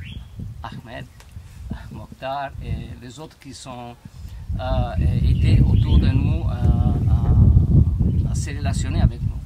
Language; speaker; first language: French; non-native, fluent; Italian